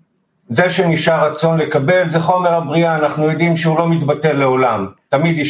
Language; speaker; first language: Hebrew; non-native, fluent; Turkish